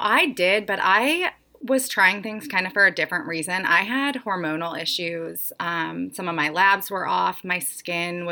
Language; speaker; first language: English; native; English